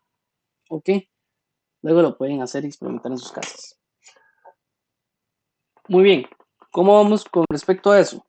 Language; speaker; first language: Spanish; native; Spanish